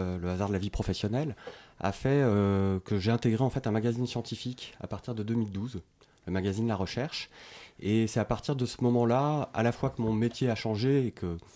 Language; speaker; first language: French; native; French